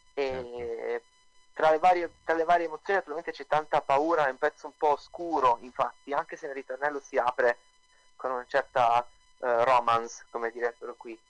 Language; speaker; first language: Italian; native; Italian